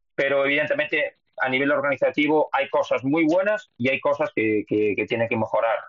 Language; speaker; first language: Spanish; native; Spanish